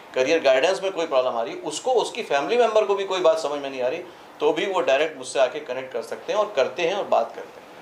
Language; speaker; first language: Hindi; native; Hindi